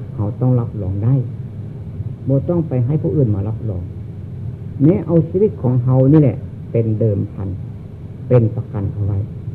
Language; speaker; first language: Thai; native; Thai